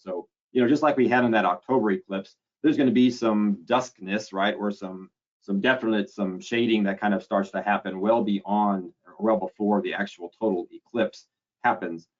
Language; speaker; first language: English; native; English